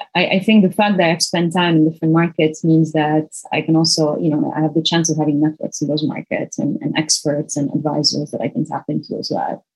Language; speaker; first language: English; non-native, fluent; Arabic